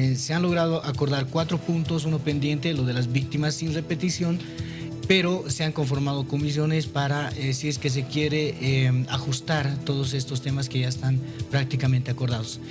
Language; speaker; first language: Spanish; native; Spanish